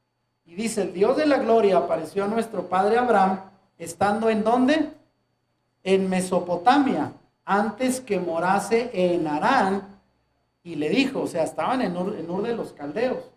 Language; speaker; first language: Spanish; native; Spanish